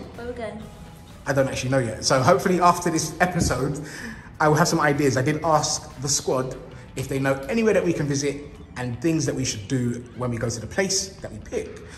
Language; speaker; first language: English; native; English